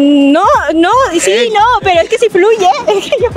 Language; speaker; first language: Spanish; native; Spanish